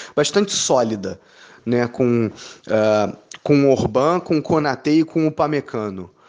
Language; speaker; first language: Portuguese; native; Portuguese